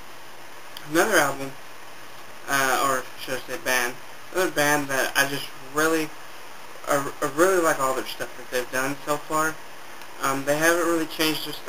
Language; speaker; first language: English; native; English